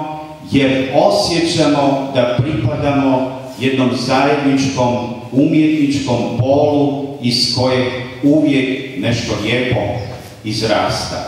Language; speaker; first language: Croatian; native; Croatian